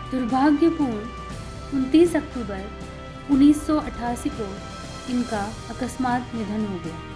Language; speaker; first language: Hindi; native; Hindi